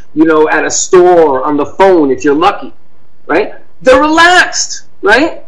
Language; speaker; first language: English; native; English